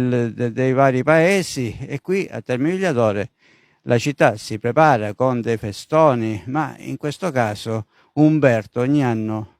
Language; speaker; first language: Italian; native; Italian